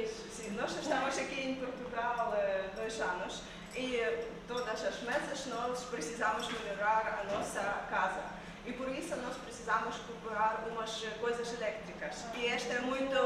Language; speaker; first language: Portuguese; non-native, learner; Ukrainian